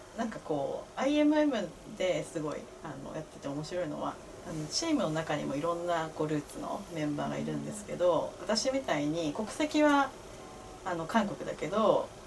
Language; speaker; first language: Japanese; early bilingual, other home language; Korean